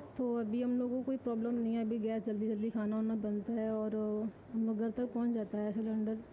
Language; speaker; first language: Hindi; native; Hindi